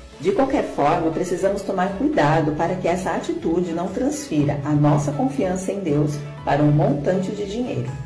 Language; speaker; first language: Portuguese; native; Portuguese